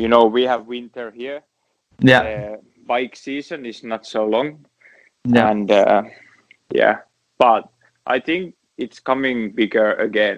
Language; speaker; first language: English; non-native, learner; Finnish